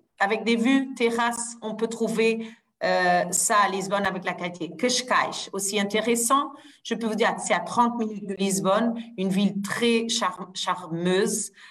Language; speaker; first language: French; non-native, fluent; Portuguese